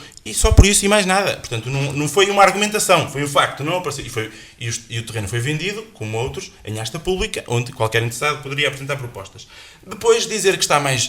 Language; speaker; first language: Portuguese; native; Portuguese